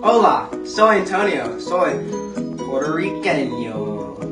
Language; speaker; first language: Spanish; non-native, learner; English